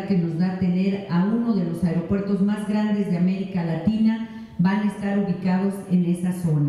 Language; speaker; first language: Spanish; native; Spanish